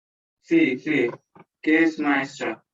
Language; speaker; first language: Spanish; non-native, learner; English